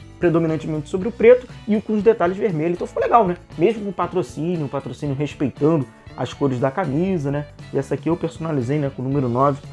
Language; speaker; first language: Portuguese; native; Portuguese